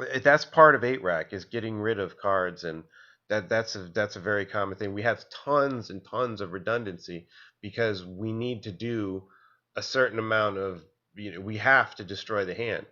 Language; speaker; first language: English; native; English